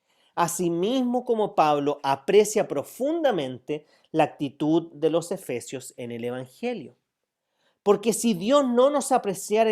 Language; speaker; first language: Spanish; native; Spanish